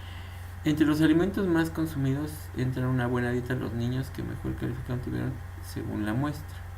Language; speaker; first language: Spanish; native; Spanish